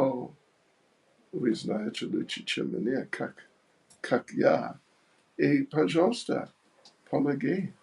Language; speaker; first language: Russian; non-native, learner; English